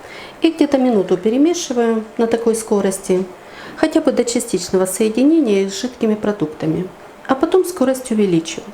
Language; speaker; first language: Russian; native; Russian